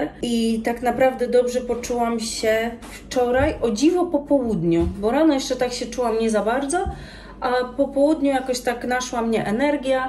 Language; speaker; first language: Polish; native; Polish